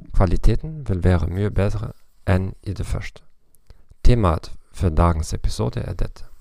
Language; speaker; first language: Norwegian; non-native, fluent; German